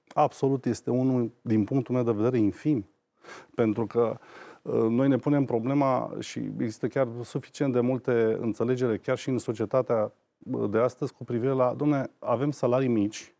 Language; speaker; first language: Romanian; native; Romanian